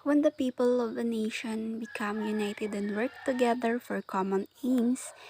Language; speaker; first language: English; non-native, local second language; Filipino